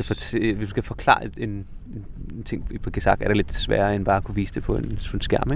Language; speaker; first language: Danish; native; Danish